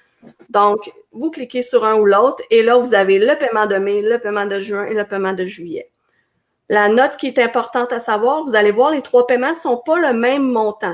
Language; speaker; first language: French; native; French